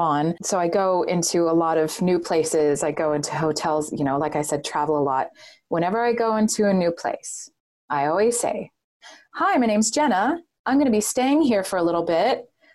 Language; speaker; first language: English; native; English